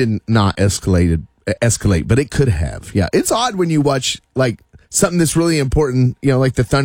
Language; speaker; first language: English; native; English